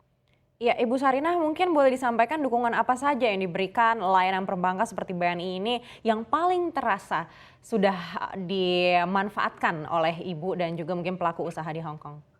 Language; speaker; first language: Indonesian; native; Indonesian